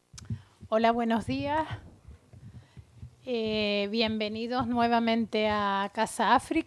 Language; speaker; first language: Spanish; native; Spanish